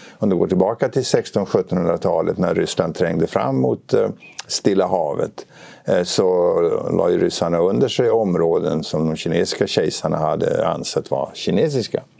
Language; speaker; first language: Swedish; native; Swedish